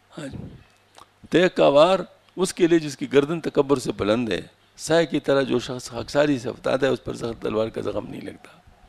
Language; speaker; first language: Urdu; non-native, local second language; Pashto